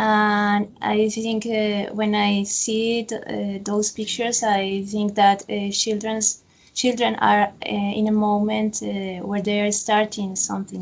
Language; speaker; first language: English; non-native, fluent; Spanish